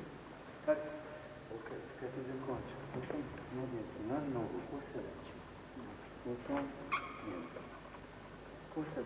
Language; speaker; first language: Russian; non-native, learner; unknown